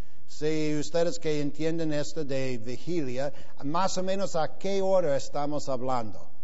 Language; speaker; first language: Spanish; non-native, fluent; English